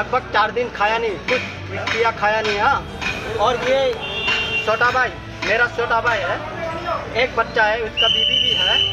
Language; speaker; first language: Hindi; non-native, local second language; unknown